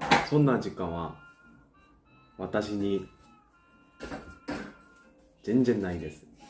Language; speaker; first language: Japanese; non-native, learner; Korean